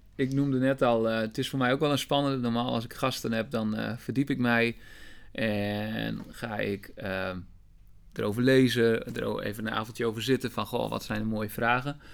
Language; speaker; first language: Dutch; native; Dutch